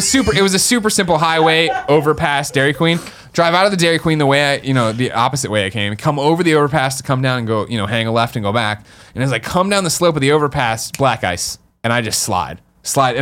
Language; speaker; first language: English; native; English